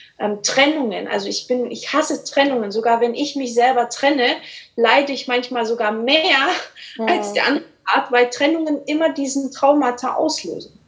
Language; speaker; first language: German; early bilingual, other home language; Portuguese